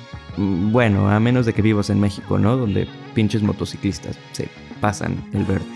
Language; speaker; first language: Spanish; native; Spanish